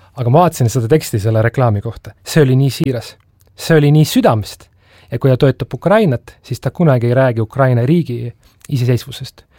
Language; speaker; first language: Estonian; non-native, local second language; Russian